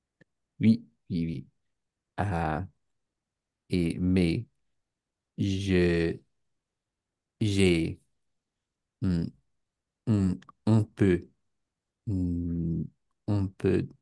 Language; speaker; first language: French; non-native, learner; Spanish